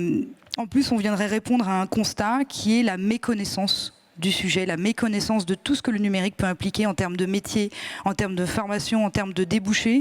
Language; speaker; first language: French; native; French